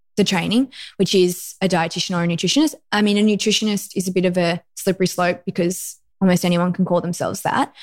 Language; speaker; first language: English; native; English